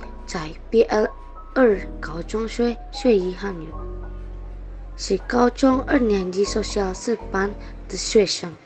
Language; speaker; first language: Chinese; non-native, learner; Indonesian